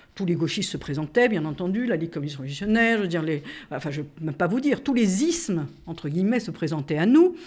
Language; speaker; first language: French; native; French